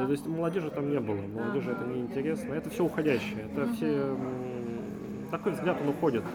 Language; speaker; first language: Russian; native; Russian